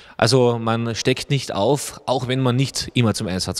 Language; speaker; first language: German; native; German